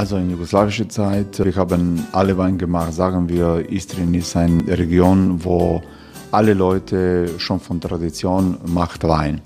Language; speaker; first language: German; non-native, learner; Croatian